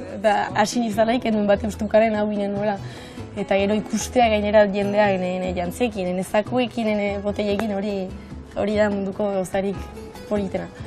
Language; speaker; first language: Basque; native; Basque